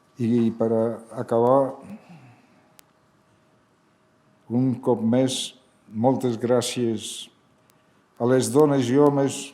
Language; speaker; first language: Catalan; early bilingual, heritage; Catalan